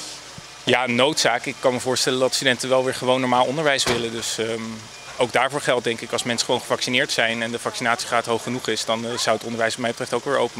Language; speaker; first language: Dutch; native; Dutch